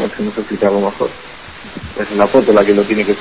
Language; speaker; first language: Spanish; native; Spanish